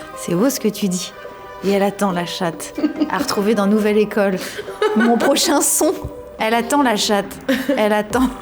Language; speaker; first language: French; native; French